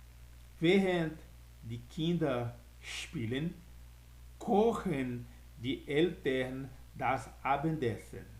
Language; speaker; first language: German; non-native, fluent; Portuguese